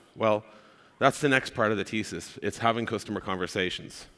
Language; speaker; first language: English; native; English